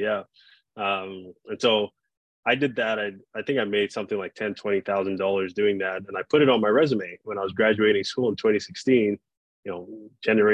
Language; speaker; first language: English; non-native, local second language; Yoruba